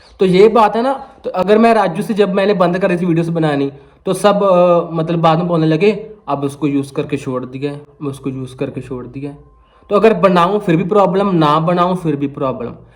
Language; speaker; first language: Hindi; non-native, local second language; Punjabi